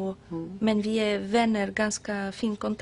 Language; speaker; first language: Swedish; non-native, fluent; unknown